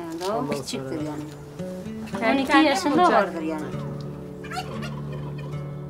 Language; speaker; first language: Turkish; non-native, local second language; Kurdish